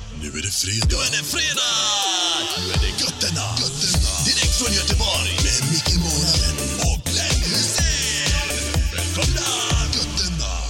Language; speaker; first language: Swedish; native; Swedish